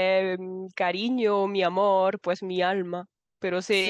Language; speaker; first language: Spanish; native; Spanish